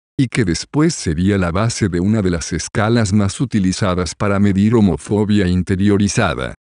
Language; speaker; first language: Spanish; native; Spanish